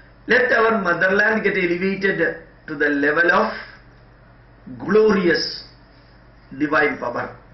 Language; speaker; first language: English; non-native, local second language; Malayalam